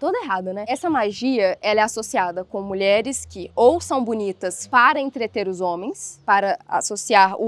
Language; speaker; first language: Portuguese; native; Portuguese